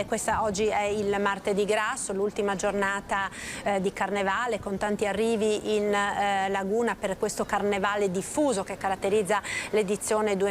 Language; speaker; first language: Italian; native; Italian